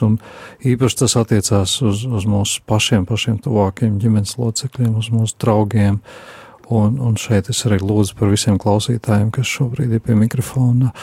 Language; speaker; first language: Latvian; native; Latvian